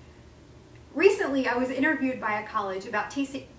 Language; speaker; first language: English; native; English